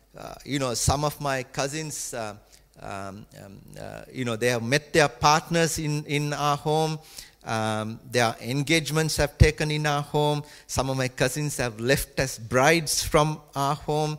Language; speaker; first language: English; non-native, local second language; Tamil